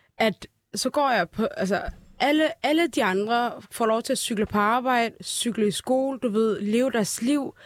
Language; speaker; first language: Danish; early bilingual, other home language; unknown